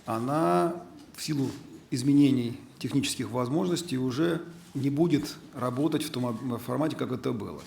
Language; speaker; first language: Russian; native; Russian